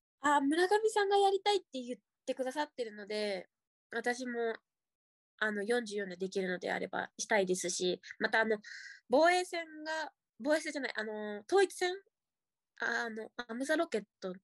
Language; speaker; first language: Japanese; native; Japanese